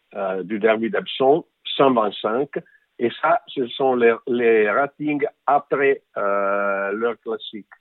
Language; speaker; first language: French; non-native, fluent; English